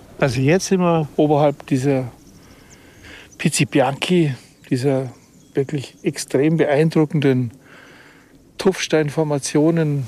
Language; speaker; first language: German; native; German